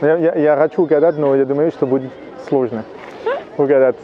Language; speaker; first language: Russian; non-native, learner; French